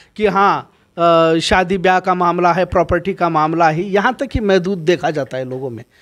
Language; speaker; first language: Hindi; non-native, local second language; Urdu